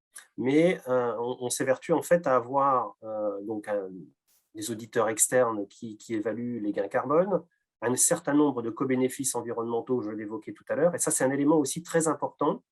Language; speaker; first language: French; native; French